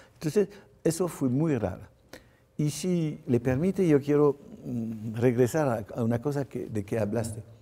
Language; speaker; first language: Spanish; non-native, fluent; French